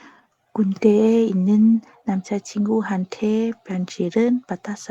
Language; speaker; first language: Korean; non-native, learner; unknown